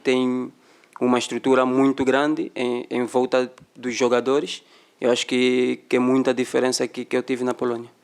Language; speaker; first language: Portuguese; non-native, fluent; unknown